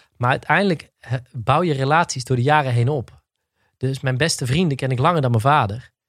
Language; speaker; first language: Dutch; native; Dutch